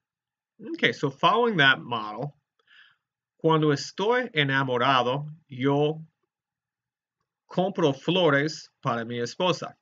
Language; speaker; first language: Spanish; non-native, fluent; English